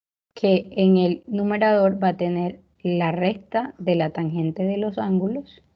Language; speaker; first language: Spanish; native; Spanish